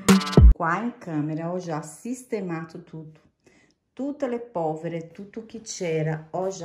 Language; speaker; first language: Italian; non-native, fluent; Portuguese